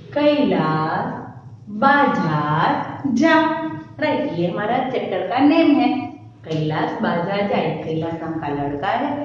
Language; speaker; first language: Hindi; non-native, local second language; Gujarati